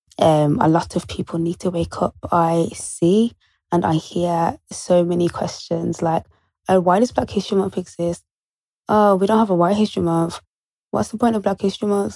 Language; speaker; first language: English; native; English